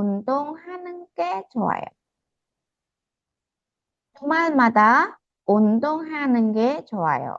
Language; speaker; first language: Korean; non-native, fluent; Khmer